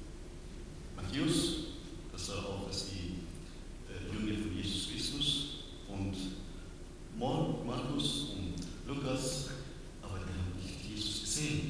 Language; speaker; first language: German; non-native, learner; Persian